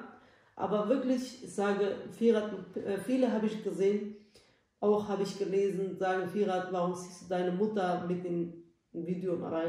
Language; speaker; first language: German; non-native, learner; Turkish